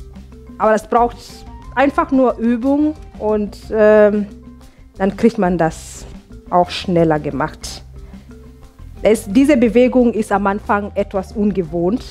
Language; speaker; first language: German; non-native, fluent; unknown